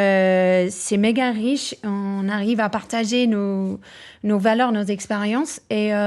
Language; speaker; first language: French; non-native, fluent; English